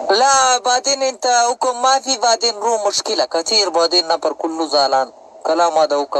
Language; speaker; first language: Arabic; non-native, learner; Pashto